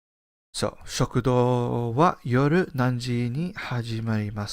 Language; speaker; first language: Japanese; non-native, fluent; English